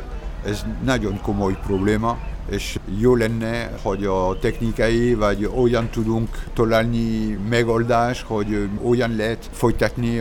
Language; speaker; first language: Hungarian; non-native, learner; French